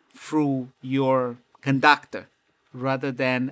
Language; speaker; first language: English; non-native, fluent; Romanian